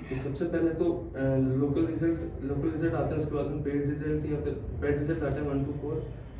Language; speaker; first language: Hindi; native; Hindi